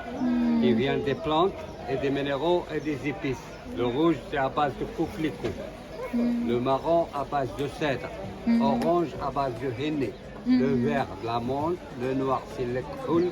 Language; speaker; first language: French; non-native, local second language; Arabic